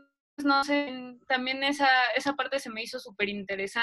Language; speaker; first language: Spanish; native; Spanish